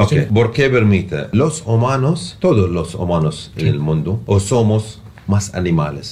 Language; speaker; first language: Spanish; non-native, learner; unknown